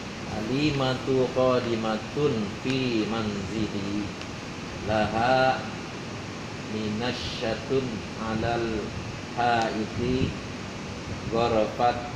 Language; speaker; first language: Arabic; non-native, learner; Indonesian